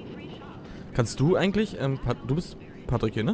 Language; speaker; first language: German; native; German